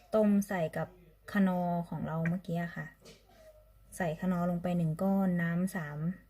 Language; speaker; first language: Thai; native; Thai